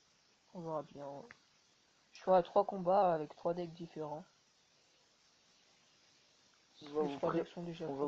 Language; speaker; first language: French; native; French